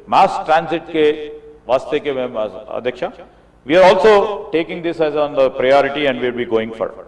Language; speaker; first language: English; non-native, local second language; Telugu